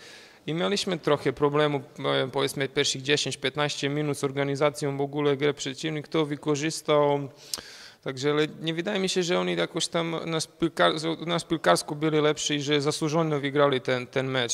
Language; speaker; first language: Polish; non-native, fluent; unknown